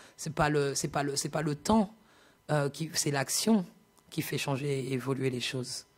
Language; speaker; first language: French; native; French